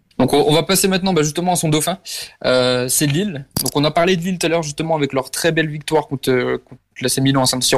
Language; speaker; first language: French; native; French